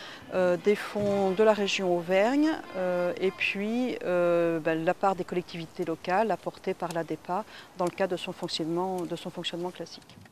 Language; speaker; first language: French; native; French